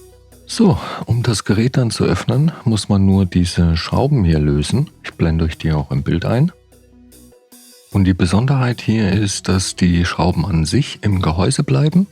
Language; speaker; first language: German; native; German